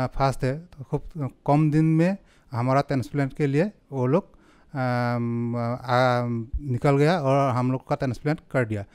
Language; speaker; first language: Hindi; non-native, local second language; Assamese